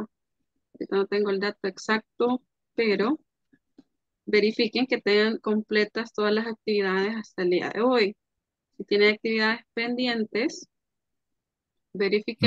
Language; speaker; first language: Spanish; native; Spanish